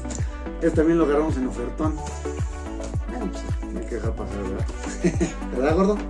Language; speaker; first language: Spanish; native; Spanish